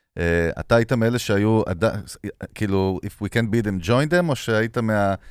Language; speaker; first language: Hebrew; native; Hebrew